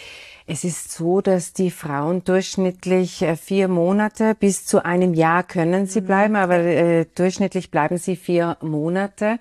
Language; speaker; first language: German; native; German